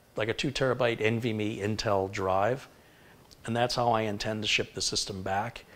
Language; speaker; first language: English; native; English